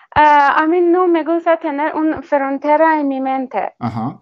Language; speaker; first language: Spanish; non-native, learner; Persian